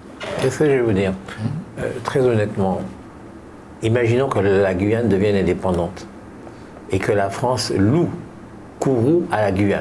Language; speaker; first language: French; native; French